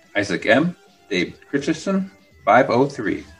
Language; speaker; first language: English; native; English